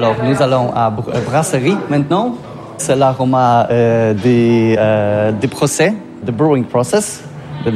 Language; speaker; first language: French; non-native, learner; Polish